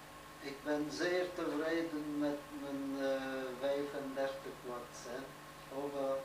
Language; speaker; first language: Dutch; non-native, learner; French